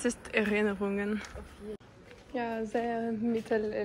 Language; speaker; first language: German; non-native, learner; French